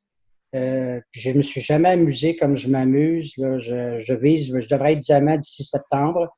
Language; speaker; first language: French; native; French